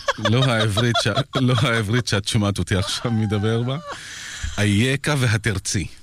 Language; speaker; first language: Hebrew; non-native, local second language; Arabic